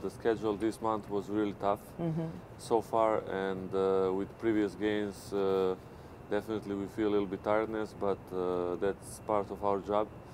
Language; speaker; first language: English; non-native, fluent; Serbian